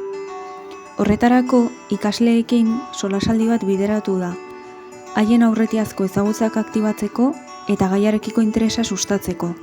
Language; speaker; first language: Basque; native; Basque